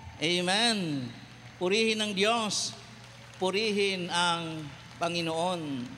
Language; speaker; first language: Filipino; non-native, local second language; Cebuano